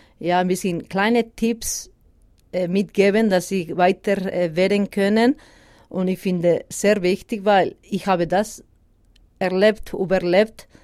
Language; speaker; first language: German; non-native, learner; Basque